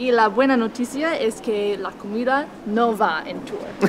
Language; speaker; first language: Spanish; non-native, fluent; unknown